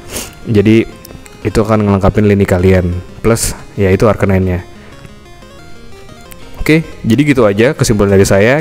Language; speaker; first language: Indonesian; native; Indonesian